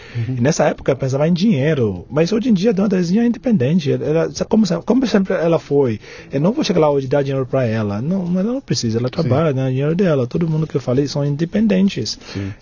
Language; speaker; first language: Portuguese; non-native, fluent; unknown